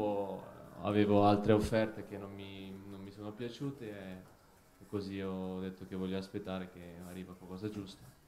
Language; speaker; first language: Italian; non-native, fluent; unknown